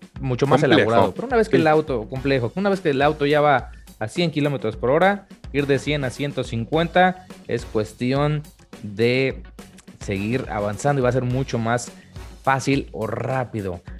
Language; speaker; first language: Spanish; native; Spanish